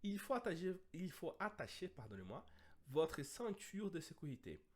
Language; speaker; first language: French; non-native, fluent; Portuguese